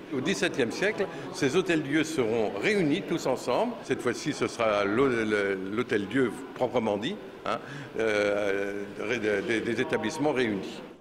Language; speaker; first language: French; native; French